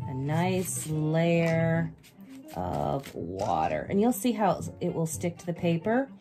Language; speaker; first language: English; native; English